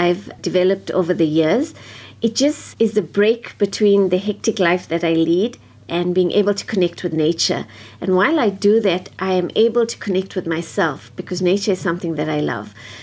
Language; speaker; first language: English; native; English